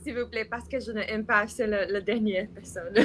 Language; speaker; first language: French; non-native, learner; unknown